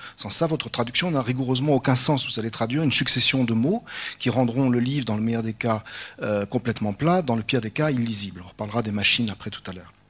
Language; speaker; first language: French; native; French